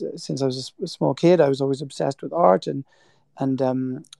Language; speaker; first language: English; native; English